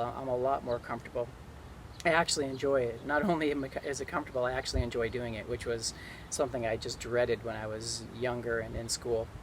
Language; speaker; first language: English; native; English